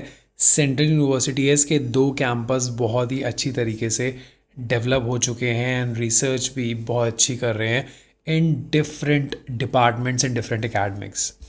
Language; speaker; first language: Hindi; native; Hindi